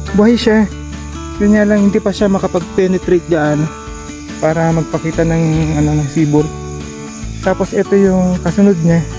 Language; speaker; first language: Filipino; non-native, local second language; Iloko